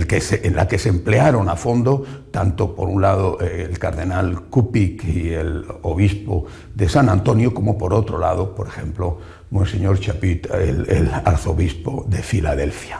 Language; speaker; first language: Spanish; native; Spanish